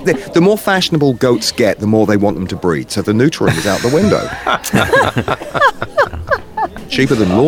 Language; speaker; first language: English; native; English